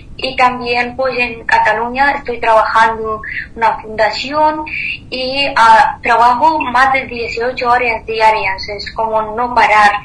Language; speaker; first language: Spanish; non-native, fluent; Persian